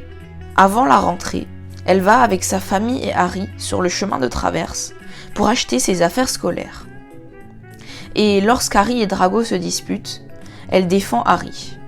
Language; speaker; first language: French; native; French